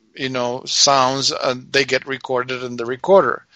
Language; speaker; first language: English; non-native, fluent; Spanish